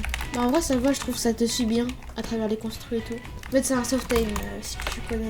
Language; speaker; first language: French; native; French